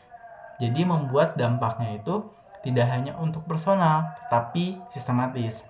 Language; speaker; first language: Indonesian; native; Indonesian